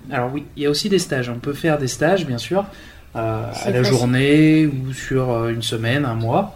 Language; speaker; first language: French; native; French